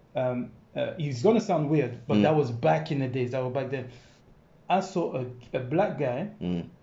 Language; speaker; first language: English; non-native, fluent; French